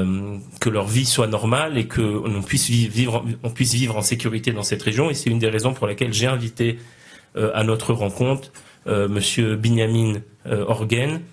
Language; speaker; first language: French; native; French